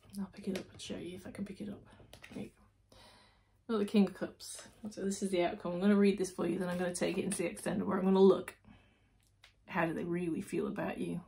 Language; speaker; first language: English; native; English